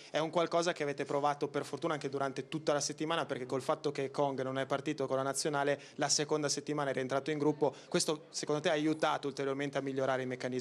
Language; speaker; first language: Italian; native; Italian